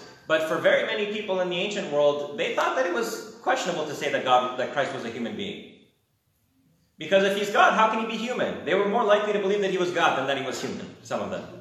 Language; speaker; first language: English; native; English